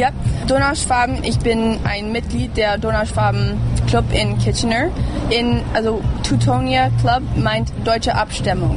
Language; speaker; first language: German; early bilingual, heritage; English